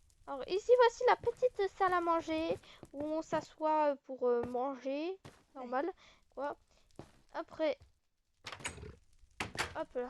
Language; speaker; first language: French; native; French